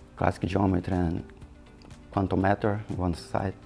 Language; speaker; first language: English; non-native, fluent; Portuguese